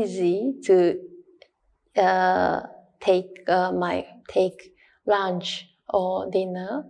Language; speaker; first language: English; non-native, learner; Japanese